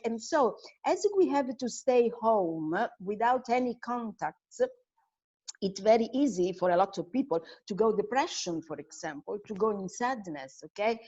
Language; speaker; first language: English; non-native, fluent; Italian